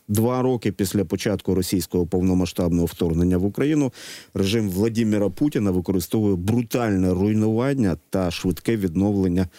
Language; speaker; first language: Ukrainian; native; Ukrainian